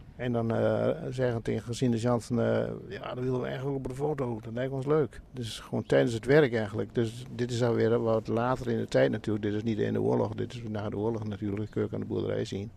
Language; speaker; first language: Dutch; native; Dutch